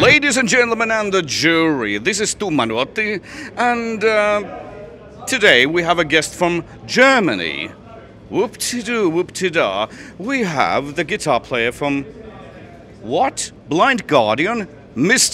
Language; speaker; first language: English; non-native, fluent; Finnish